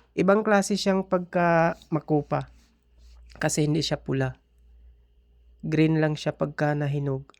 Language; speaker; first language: Filipino; non-native, local second language; Cebuano